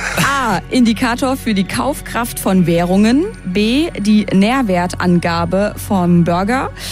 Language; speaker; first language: German; early bilingual, other home language; Turkish